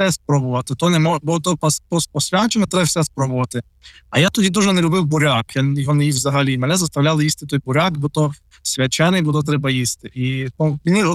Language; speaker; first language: Ukrainian; non-native, local second language; Russian